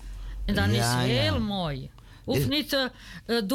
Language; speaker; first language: Dutch; non-native, learner; Serbian